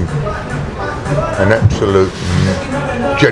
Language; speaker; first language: English; native; English